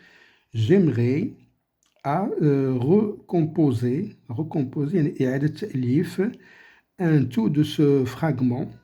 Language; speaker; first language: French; non-native, local second language; Arabic